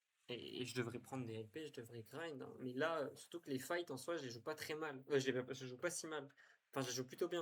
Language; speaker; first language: French; native; French